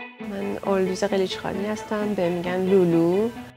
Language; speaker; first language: Persian; early bilingual, heritage; Persian